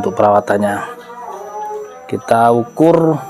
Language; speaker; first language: Indonesian; native; Indonesian